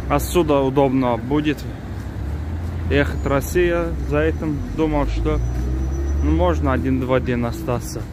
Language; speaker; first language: Russian; non-native, learner; Azerbaijani